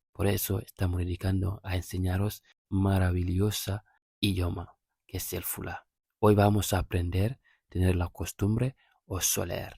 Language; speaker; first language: Spanish; non-native, local second language; Fula